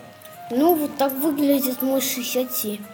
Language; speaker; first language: Russian; non-native, local second language; Kazakh